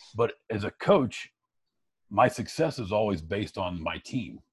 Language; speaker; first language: English; native; English